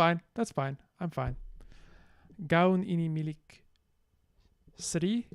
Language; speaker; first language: Indonesian; non-native, learner; English